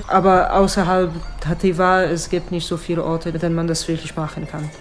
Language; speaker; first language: German; non-native, fluent; Hebrew